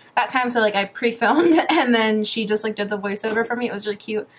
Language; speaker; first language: English; early bilingual, other home language; Spanish